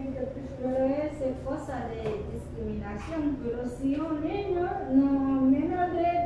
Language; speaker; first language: Spanish; non-native, learner; Haitian Creole